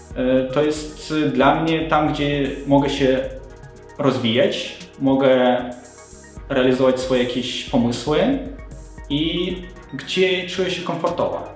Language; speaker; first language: Polish; non-native, fluent; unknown